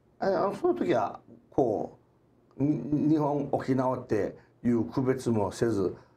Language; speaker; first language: Japanese; early bilingual, heritage; English